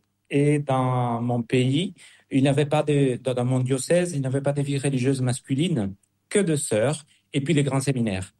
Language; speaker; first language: French; non-native, fluent; Spanish